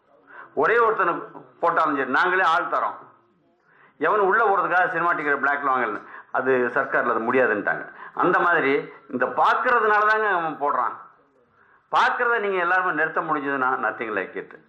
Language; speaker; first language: Tamil; native; Tamil